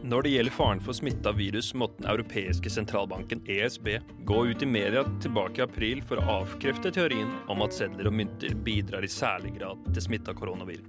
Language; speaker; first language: Norwegian; native; Norwegian